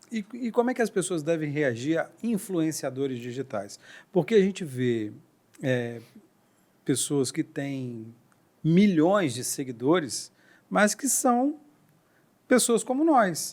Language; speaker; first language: Portuguese; native; Portuguese